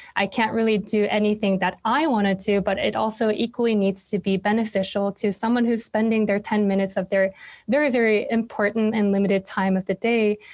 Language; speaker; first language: English; non-native, fluent; Korean